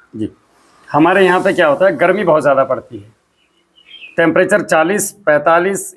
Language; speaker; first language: Hindi; native; Hindi